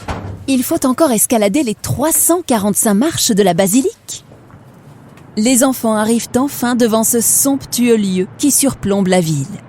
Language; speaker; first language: French; native; French